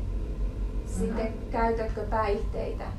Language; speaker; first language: Finnish; native; Finnish